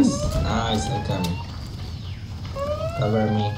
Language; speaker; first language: English; non-native, learner; Polish